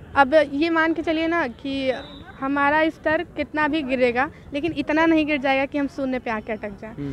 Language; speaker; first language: Hindi; native; Hindi